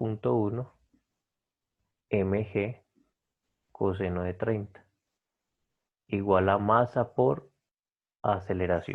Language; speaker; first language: Spanish; native; Spanish